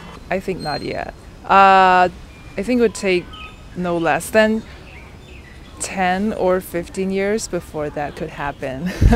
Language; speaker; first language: English; non-native, fluent; Chinese